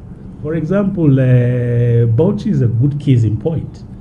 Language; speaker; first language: English; non-native, local second language; Hausa